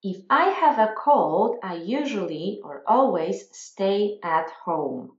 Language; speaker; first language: English; non-native, fluent; Polish